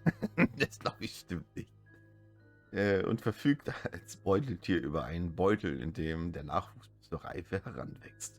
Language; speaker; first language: German; native; German